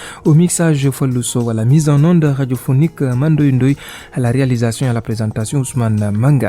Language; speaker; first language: French; non-native, local second language; Wolof